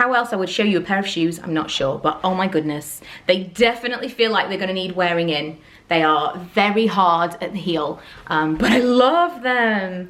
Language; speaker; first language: English; native; English